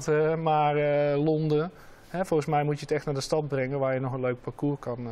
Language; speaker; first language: Dutch; native; Dutch